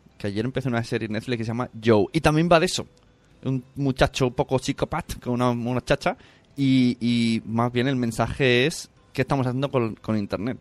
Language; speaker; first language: Spanish; native; Spanish